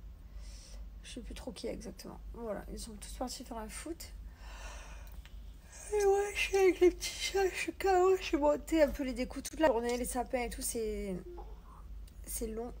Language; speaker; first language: French; native; French